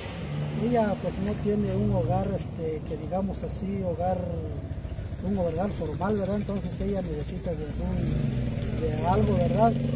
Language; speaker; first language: Spanish; native; Spanish